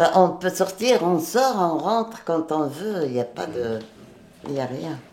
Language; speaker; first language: French; native; French